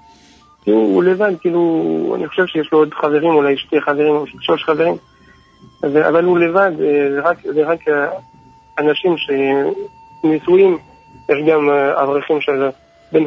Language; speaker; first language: Hebrew; non-native, fluent; French